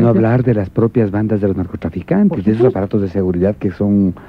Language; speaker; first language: Spanish; native; Spanish